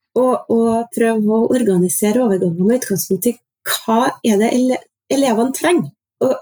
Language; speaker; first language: Norwegian; native; Norwegian